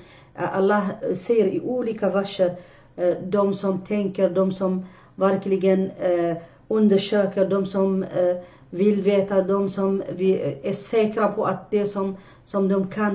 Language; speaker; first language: Swedish; non-native, fluent; Arabic